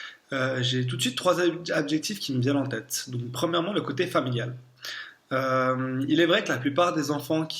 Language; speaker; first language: French; native; French